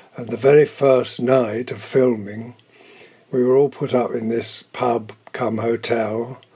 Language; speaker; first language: English; native; English